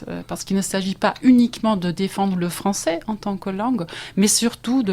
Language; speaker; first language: French; non-native, local second language; Dutch